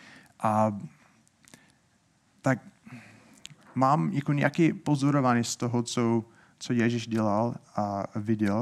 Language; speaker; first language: Czech; non-native, fluent; English